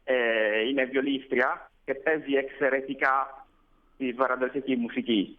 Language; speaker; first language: Greek; non-native, fluent; Italian